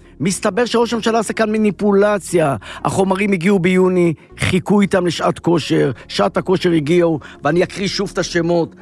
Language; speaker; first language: Hebrew; native; Hebrew